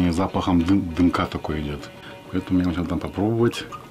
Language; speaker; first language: Russian; non-native, local second language; Kyrgyz